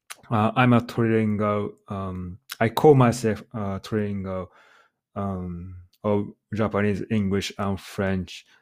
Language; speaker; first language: English; non-native, fluent; Japanese